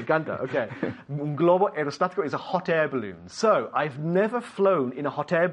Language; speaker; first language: English; native; English